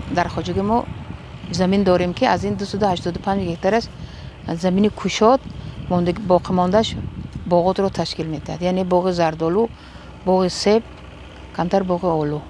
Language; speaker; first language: Tajik; native; Tajik